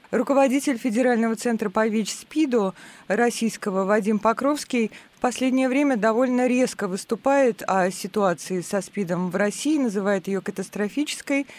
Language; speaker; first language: Russian; native; Russian